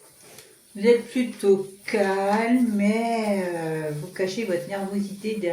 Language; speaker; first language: French; native; French